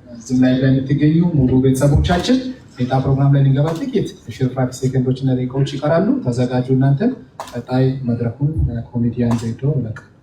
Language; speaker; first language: Amharic; native; Amharic